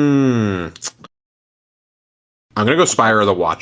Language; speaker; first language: English; native; English